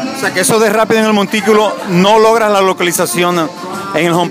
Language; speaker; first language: Spanish; native; Spanish